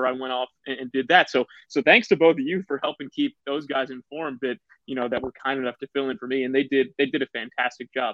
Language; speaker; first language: English; native; English